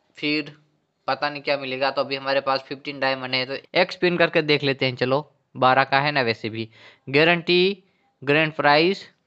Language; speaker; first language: Hindi; non-native, local second language; Gujarati